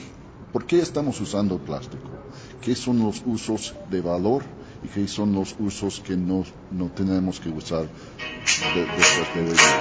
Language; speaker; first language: Spanish; non-native, learner; English